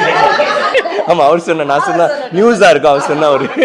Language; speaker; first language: Tamil; native; Tamil